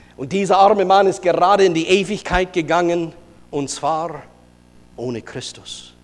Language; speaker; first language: German; non-native, fluent; English